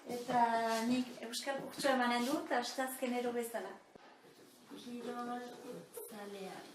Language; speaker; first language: Basque; native; Basque